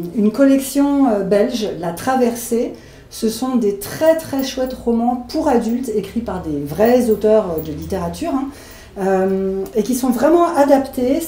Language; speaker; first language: French; native; French